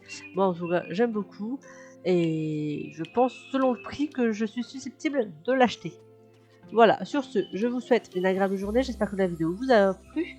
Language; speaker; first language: French; native; French